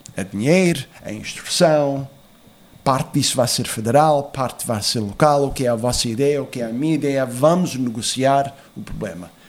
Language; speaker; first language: Portuguese; early bilingual, heritage; Portuguese